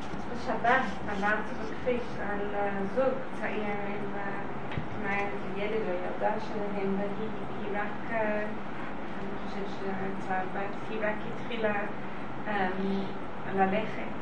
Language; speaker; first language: Hebrew; non-native, learner; English